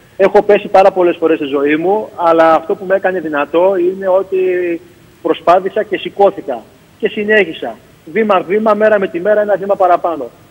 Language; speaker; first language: Greek; native; Greek